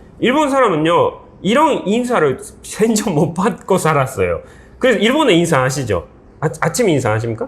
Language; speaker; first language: Korean; non-native, fluent; Japanese